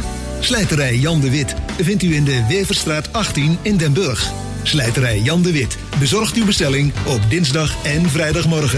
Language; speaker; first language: Dutch; native; Dutch